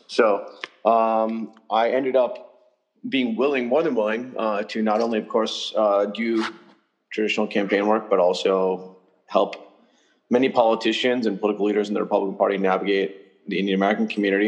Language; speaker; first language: English; native; English